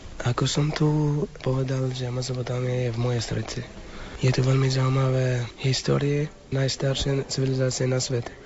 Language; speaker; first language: Slovak; non-native, learner; Arabic